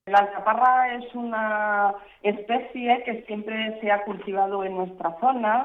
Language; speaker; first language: Spanish; native; Spanish